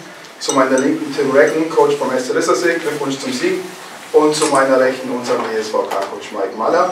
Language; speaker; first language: German; native; German